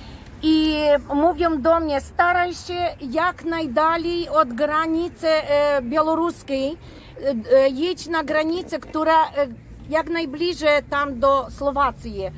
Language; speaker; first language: Polish; non-native, fluent; Ukrainian